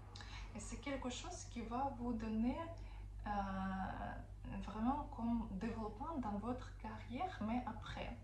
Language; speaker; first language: French; non-native, fluent; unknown